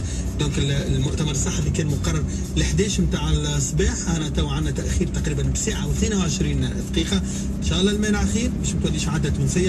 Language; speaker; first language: Arabic; native; Arabic